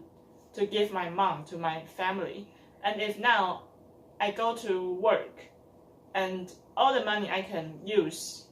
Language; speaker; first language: English; non-native, learner; Chinese